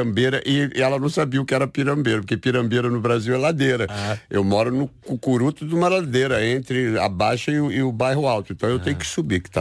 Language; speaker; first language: Portuguese; native; Portuguese